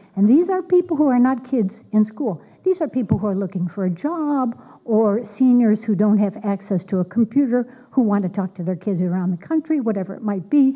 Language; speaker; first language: English; native; English